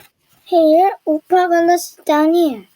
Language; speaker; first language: English; non-native, learner; Korean